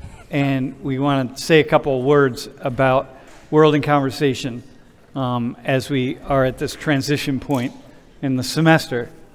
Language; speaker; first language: English; native; English